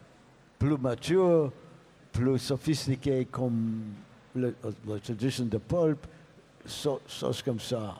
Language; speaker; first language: French; non-native, learner; English